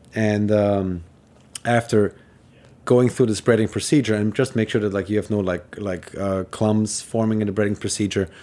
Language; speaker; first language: English; non-native, fluent; German